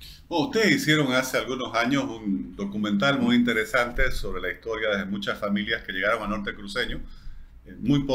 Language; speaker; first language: Spanish; native; Spanish